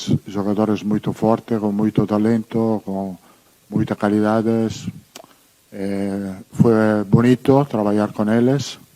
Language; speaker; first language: Spanish; non-native, learner; Portuguese